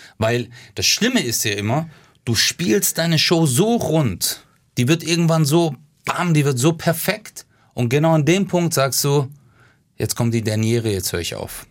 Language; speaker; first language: German; early bilingual, other home language; Turkish